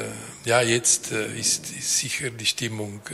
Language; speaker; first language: German; non-native, fluent; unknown